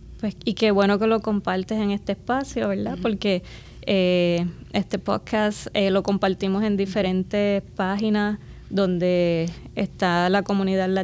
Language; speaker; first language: Spanish; native; Spanish